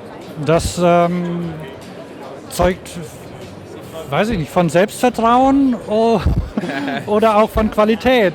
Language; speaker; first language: German; native; German